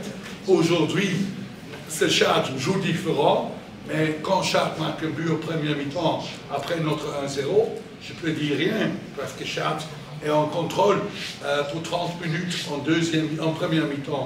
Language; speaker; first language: French; non-native, learner; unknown